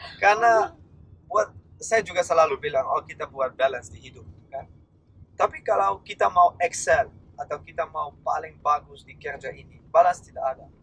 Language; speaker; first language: Indonesian; non-native, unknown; Dutch